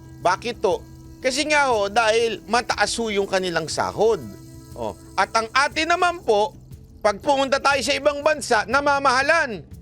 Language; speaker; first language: Filipino; native; Filipino